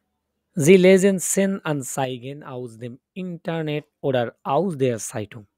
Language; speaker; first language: German; non-native, fluent; Bangla